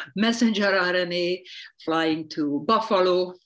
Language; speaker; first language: English; non-native, fluent; Hungarian